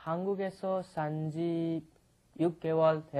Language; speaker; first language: Korean; non-native, learner; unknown